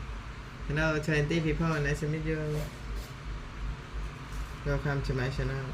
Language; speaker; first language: English; non-native, learner; Thai